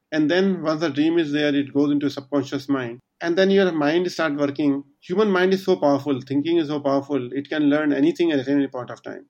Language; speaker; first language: English; non-native, local second language; Hindi